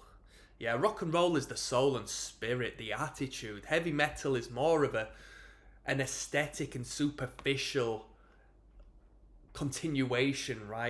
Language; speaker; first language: English; native; English